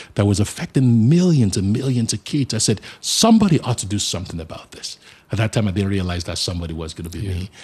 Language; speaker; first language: English; non-native, local second language; Yoruba